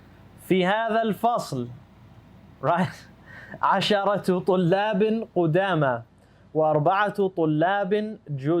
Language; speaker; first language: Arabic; non-native, fluent; English